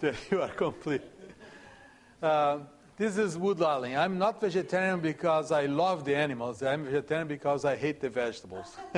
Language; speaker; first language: English; non-native, fluent; Portuguese